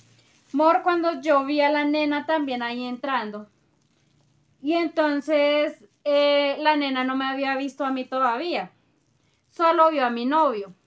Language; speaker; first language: Spanish; native; Spanish